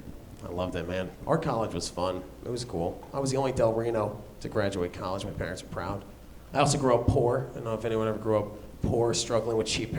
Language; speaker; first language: English; native; English